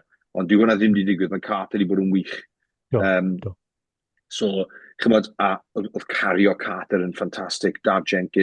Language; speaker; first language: Welsh; native; Welsh